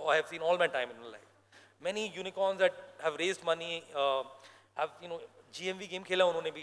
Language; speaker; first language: English; non-native, local second language; Hindi